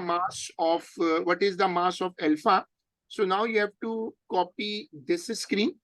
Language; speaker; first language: English; non-native, local second language; Urdu